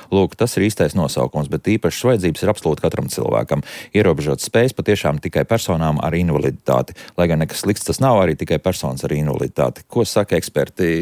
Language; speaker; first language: Latvian; native; Latvian